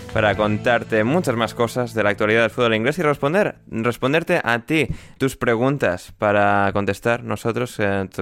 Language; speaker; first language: Spanish; native; Spanish